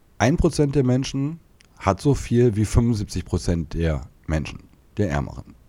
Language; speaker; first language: German; native; German